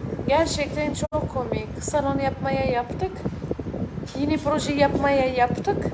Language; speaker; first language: Turkish; non-native, learner; Arabic